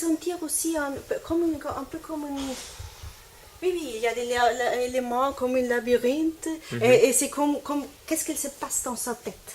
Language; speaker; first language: French; non-native, learner; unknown